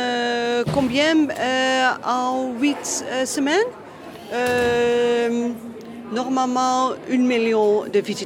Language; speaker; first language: French; non-native, learner; Dutch